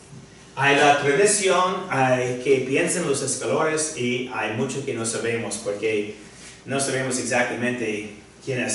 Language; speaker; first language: Spanish; non-native, fluent; English